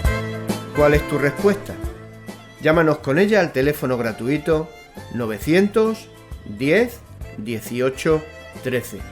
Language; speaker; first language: Spanish; native; Spanish